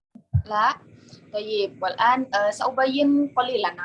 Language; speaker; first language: Arabic; non-native, learner; Indonesian